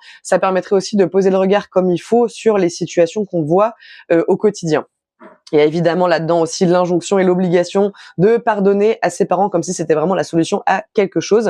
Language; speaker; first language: French; native; French